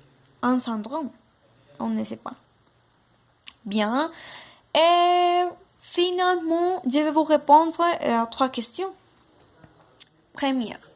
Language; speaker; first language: French; non-native, learner; Spanish